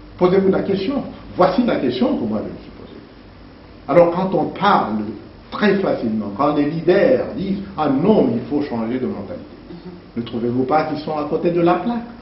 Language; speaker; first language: French; non-native, local second language; Luba-Lulua